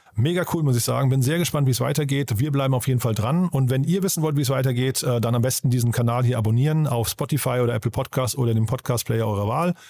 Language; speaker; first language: German; native; German